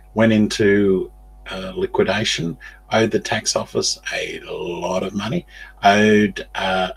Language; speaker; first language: English; native; English